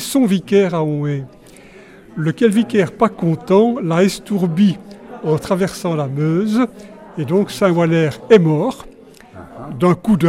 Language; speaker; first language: French; native; French